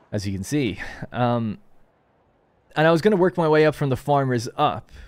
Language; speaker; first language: English; native; English